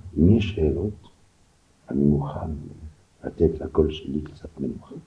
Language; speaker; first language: Hebrew; non-native, fluent; French